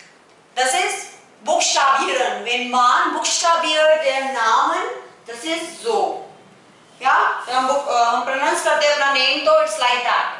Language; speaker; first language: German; non-native, fluent; Hindi